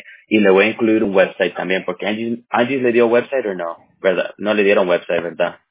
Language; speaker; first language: Spanish; early bilingual, heritage; Spanish